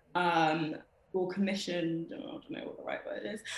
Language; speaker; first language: English; native; English